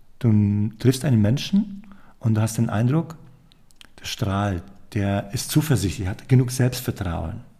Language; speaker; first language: German; non-native, fluent; Polish